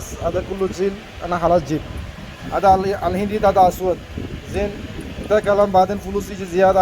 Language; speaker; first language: Arabic; non-native, learner; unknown